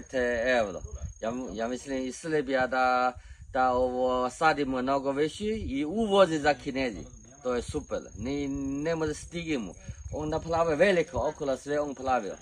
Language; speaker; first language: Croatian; non-native, learner; Chinese